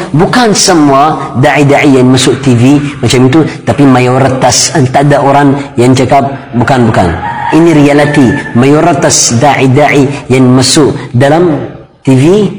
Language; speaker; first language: Malay; non-native, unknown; Arabic